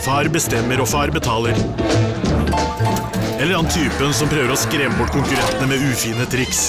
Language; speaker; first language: Norwegian; native; Norwegian